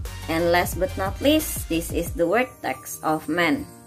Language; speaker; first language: English; non-native, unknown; Indonesian